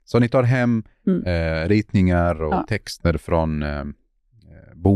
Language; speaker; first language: Swedish; non-native, fluent; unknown